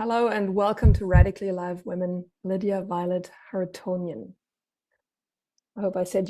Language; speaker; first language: English; non-native, fluent; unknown